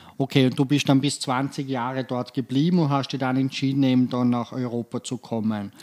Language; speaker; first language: German; native; German